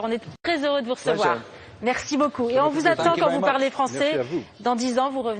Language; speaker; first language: French; native; French